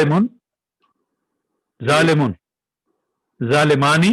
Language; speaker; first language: Arabic; non-native, learner; Urdu